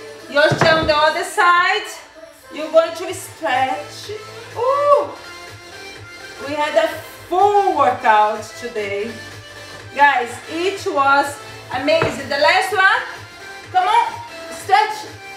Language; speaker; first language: English; non-native, fluent; Portuguese